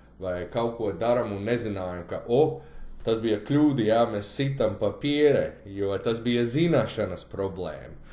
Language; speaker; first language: Latvian; early bilingual, heritage; Latvian